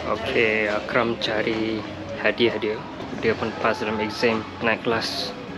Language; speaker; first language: Malay; non-native, fluent; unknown